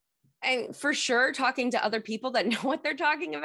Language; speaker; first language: English; native; English